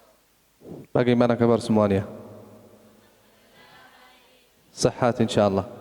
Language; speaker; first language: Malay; non-native, fluent; Arabic